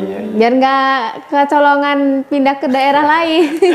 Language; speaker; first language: Indonesian; native; Indonesian